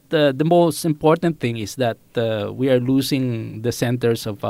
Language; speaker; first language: English; non-native, local second language; Filipino